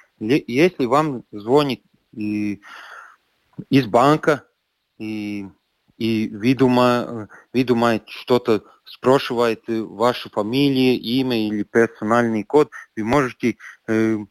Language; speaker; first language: Russian; non-native, local second language; Latvian